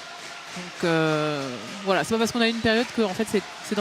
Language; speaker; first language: French; native; French